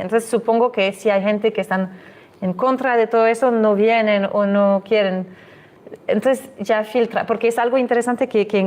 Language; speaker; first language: Spanish; non-native, fluent; French